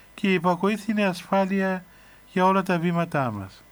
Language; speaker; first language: Greek; native; Greek